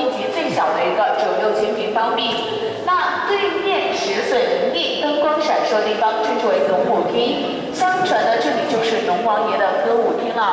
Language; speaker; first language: Chinese; native; Chinese